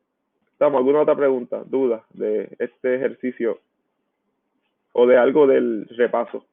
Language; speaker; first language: Spanish; native; Spanish